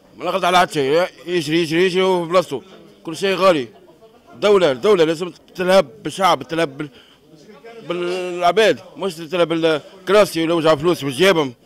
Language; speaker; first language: Arabic; native; Arabic